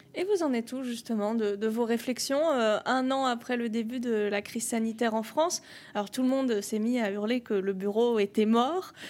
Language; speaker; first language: French; native; French